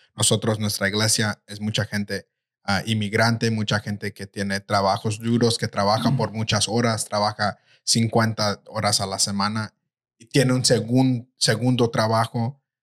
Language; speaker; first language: Spanish; early bilingual, heritage; Spanish